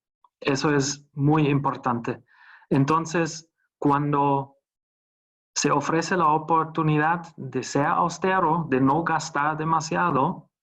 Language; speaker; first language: Spanish; non-native, fluent; German